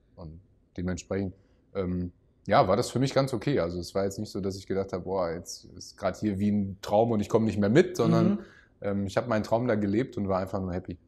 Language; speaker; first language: German; native; German